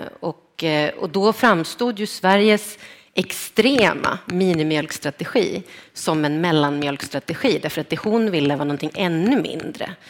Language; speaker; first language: Swedish; native; Swedish